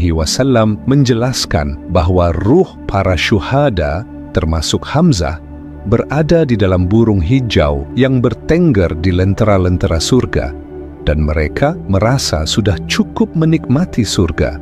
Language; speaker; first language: Indonesian; native; Indonesian